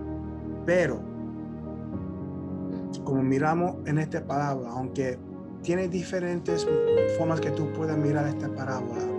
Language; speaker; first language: Spanish; early bilingual, heritage; Spanish